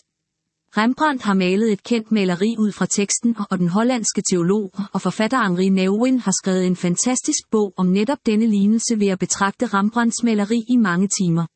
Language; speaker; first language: Danish; native; Danish